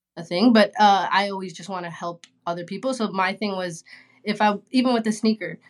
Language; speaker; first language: English; early bilingual, other home language; Spanish